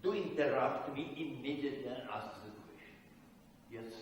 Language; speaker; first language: English; non-native, fluent; Russian